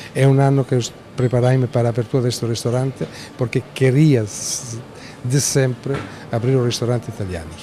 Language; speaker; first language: Portuguese; non-native, fluent; Italian